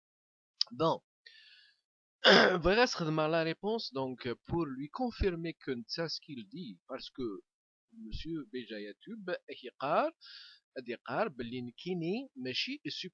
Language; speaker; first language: French; non-native, local second language; Kabyle